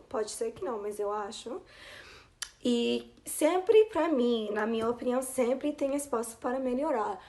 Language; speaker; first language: Portuguese; non-native, fluent; English